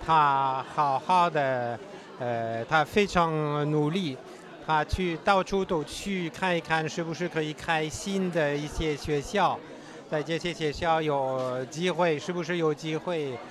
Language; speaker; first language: Chinese; non-native, fluent; French